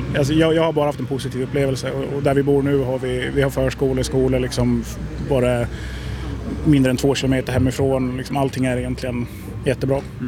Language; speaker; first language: Swedish; native; Swedish